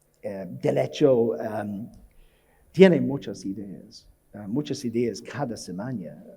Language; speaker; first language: Spanish; non-native, learner; English